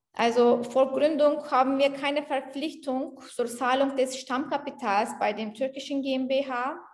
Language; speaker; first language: German; non-native, fluent; Turkish